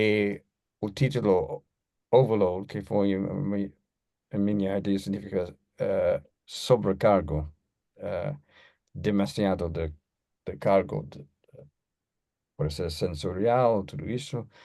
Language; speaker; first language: Portuguese; non-native, learner; English